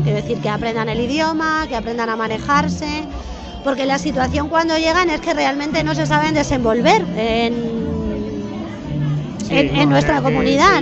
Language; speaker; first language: Spanish; native; Spanish